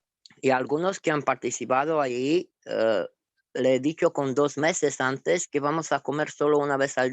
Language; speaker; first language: Spanish; non-native, fluent; Romanian